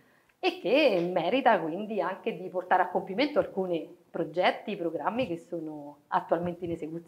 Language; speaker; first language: Italian; native; Italian